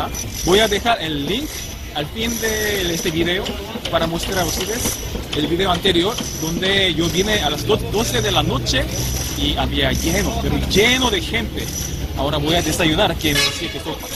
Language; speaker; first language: Spanish; non-native, learner; Korean